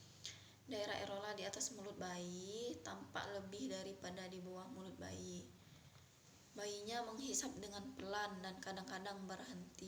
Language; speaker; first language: Indonesian; native; Indonesian